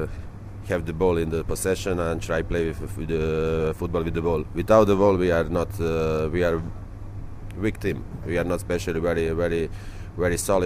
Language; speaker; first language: English; non-native, learner; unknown